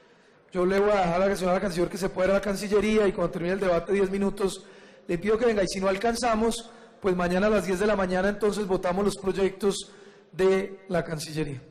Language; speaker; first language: Spanish; native; Spanish